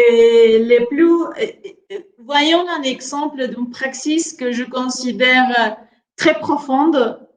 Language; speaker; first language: French; non-native, fluent; Spanish